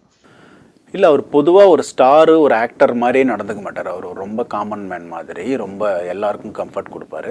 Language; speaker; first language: Tamil; native; Tamil